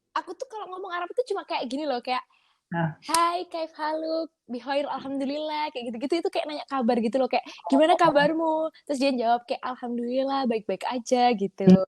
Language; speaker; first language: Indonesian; native; Indonesian